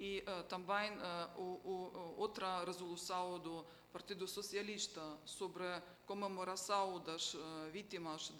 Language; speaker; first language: Portuguese; non-native, fluent; Ukrainian